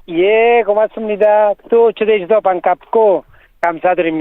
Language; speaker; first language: Korean; non-native, learner; Italian